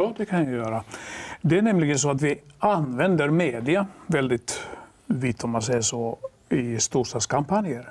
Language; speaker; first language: Swedish; non-native, local second language; Finnish